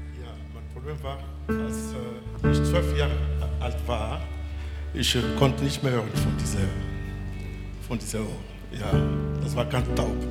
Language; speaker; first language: German; non-native, learner; French